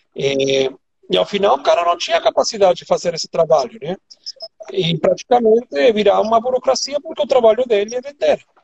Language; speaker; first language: Portuguese; non-native, fluent; Spanish